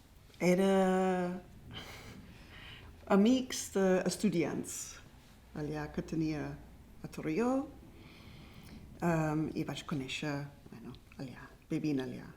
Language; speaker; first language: Catalan; non-native, fluent; English